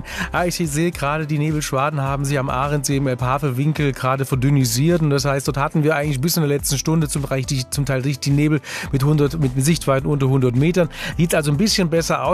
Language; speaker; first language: German; native; German